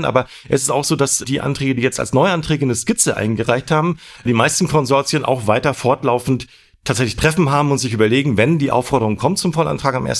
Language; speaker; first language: German; native; German